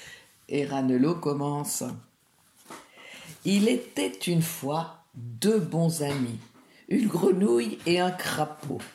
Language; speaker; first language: French; native; French